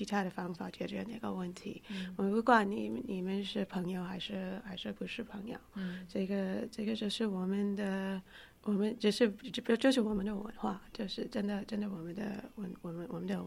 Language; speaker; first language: Chinese; non-native, fluent; English